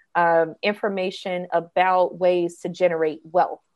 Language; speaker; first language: English; native; English